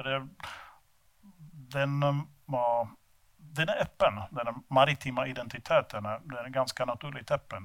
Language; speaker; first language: Swedish; non-native, fluent; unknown